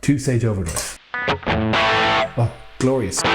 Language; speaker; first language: English; native; English